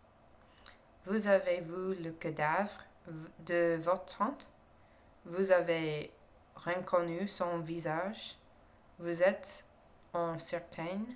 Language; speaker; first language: French; non-native, learner; English